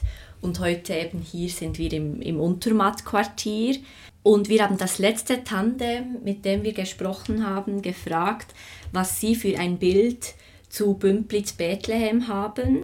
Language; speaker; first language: German; native; German